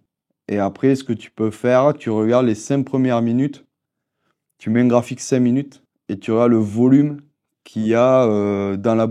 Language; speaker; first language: French; native; French